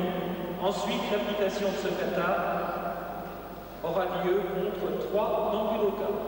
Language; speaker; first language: French; native; French